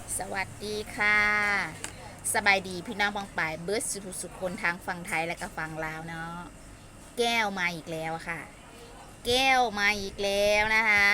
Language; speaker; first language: Thai; non-native, local second language; Lao